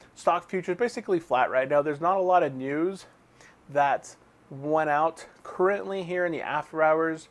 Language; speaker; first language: English; native; English